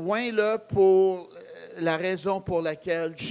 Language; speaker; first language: French; native; French